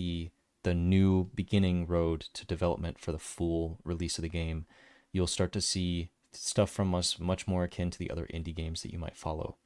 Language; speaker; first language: English; native; English